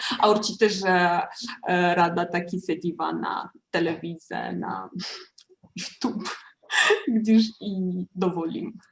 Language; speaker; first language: Czech; non-native, learner; Romanian